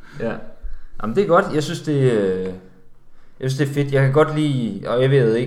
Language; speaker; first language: Danish; native; Danish